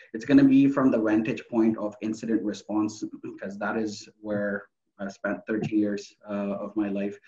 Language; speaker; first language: English; non-native, local second language; Urdu